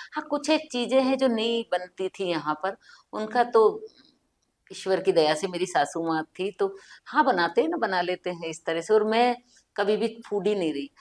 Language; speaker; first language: Hindi; native; Hindi